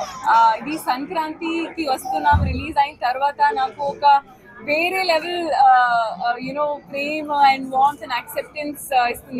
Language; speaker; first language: Telugu; non-native, learner; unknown